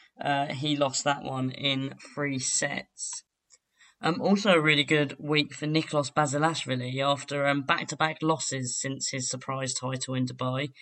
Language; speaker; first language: English; native; English